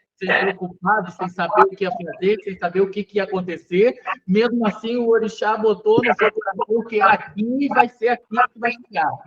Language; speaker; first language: Portuguese; native; Portuguese